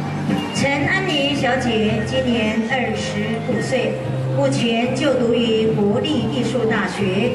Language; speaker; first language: Chinese; native; Chinese